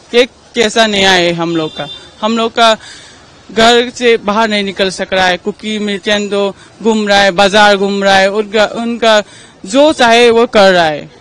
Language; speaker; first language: Hindi; non-native, local second language; Manipuri